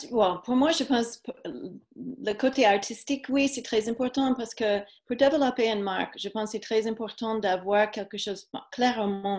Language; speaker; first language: French; non-native, fluent; English